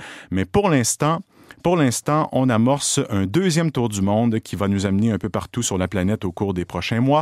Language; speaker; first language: French; native; French